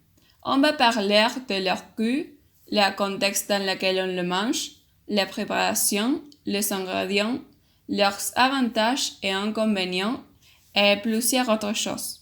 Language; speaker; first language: French; non-native, learner; Spanish